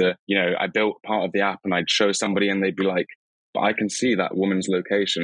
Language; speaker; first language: English; native; English